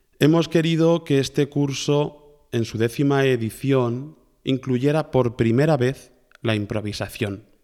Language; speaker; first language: Spanish; native; Spanish